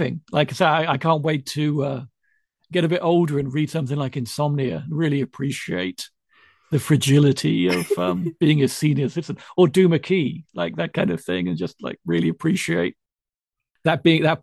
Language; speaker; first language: English; native; English